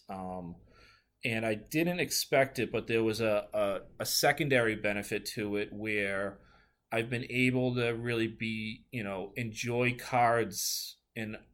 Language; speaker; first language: English; native; English